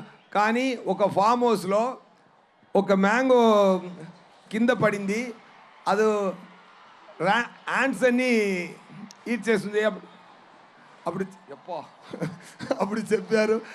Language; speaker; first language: Telugu; non-native, learner; Tamil